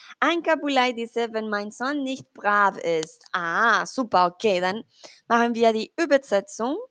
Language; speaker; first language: German; non-native, learner; Spanish